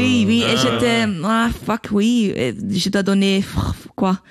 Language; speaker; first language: French; non-native, learner; Dutch